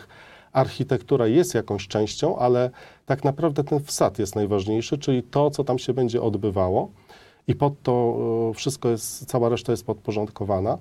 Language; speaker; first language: Polish; native; Polish